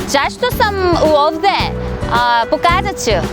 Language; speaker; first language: Bosnian; non-native, learner; Korean